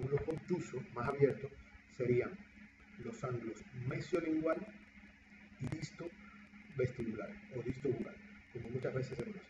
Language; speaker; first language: Spanish; native; Spanish